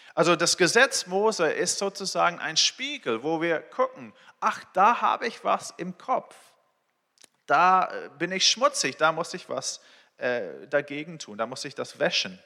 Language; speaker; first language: German; non-native, fluent; English